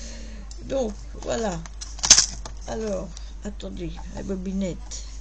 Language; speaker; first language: French; native; French